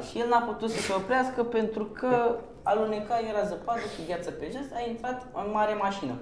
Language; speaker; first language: Romanian; early bilingual, other home language; Persian